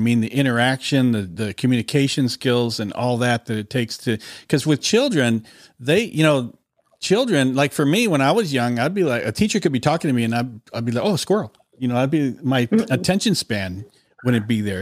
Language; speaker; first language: English; native; English